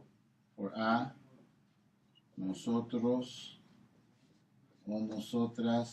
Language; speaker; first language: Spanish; non-native, fluent; English